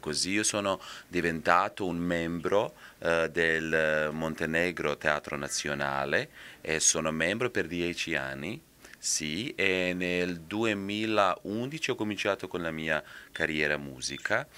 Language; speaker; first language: Italian; non-native, fluent; Serbian